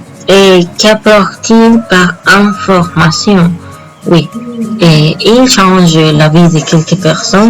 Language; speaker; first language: French; non-native, learner; Spanish